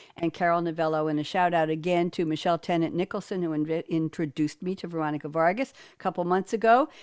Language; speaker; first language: English; native; English